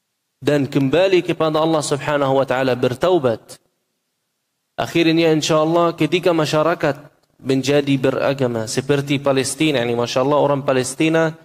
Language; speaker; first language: Indonesian; non-native, fluent; Arabic